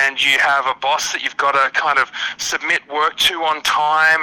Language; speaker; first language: English; native; English